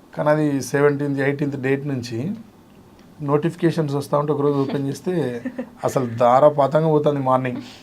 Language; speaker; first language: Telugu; native; Telugu